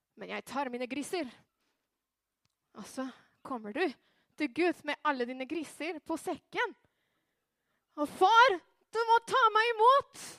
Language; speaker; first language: Norwegian; non-native, fluent; Spanish